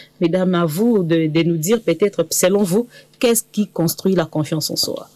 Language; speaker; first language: French; native; French